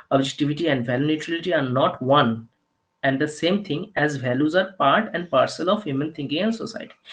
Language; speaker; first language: English; non-native, local second language; Bangla